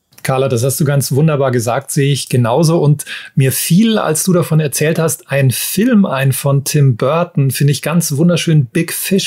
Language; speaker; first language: German; native; German